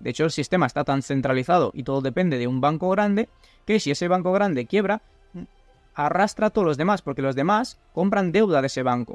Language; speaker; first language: Spanish; native; Spanish